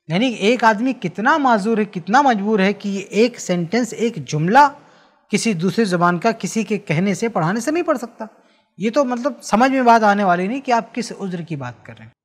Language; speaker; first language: Hindi; native; Hindi